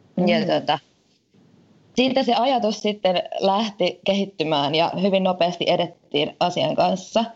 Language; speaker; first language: Finnish; native; Finnish